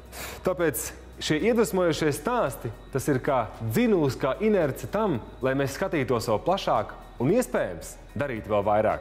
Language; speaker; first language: Latvian; native; Latvian